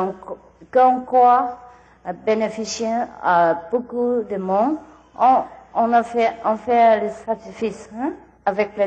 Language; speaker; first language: French; non-native, learner; Vietnamese